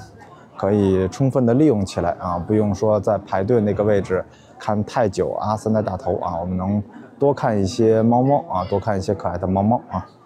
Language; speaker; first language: Chinese; native; Chinese